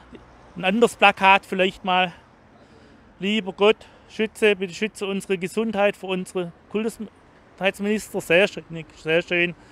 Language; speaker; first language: German; native; German